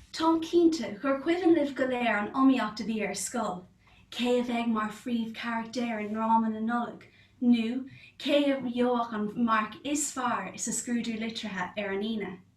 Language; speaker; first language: Irish; non-native, local second language; English